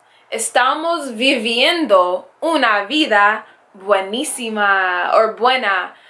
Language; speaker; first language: Spanish; non-native, fluent; English